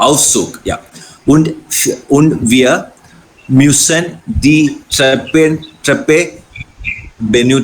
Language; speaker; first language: German; non-native, learner; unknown